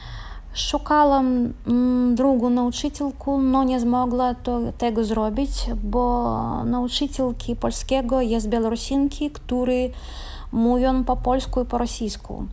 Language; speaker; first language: Polish; non-native, learner; Russian